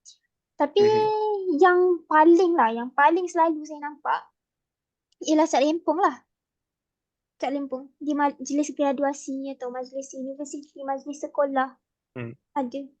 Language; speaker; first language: Malay; native; Malay